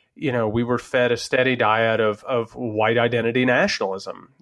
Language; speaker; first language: English; native; English